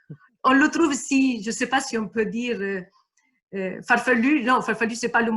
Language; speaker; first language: French; non-native, fluent; Italian